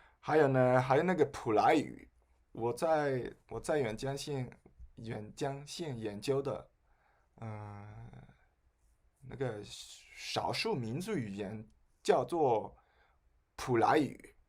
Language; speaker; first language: Chinese; non-native, fluent; Spanish